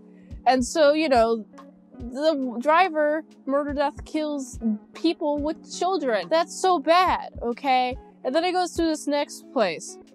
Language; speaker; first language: English; native; English